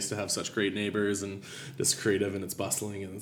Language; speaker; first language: English; native; English